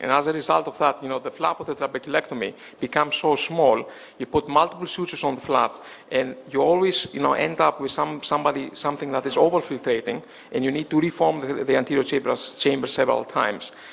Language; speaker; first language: English; non-native, fluent; Greek